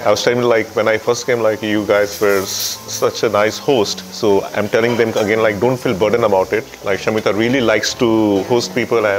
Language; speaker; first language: English; non-native, local second language; Hindi